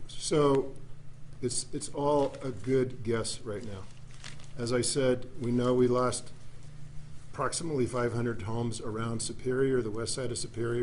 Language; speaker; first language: English; native; English